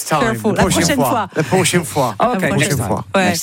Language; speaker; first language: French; non-native, learner; English